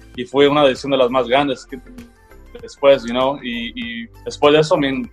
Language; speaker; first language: Spanish; early bilingual, heritage; Spanish